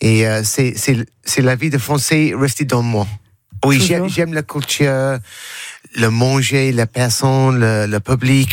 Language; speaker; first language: French; non-native, learner; English